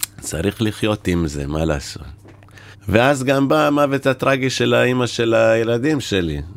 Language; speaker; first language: Hebrew; native; Hebrew